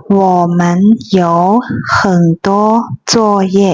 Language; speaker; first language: Chinese; non-native, fluent; Burmese